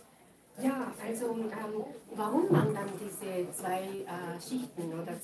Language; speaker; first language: German; non-native, fluent; Japanese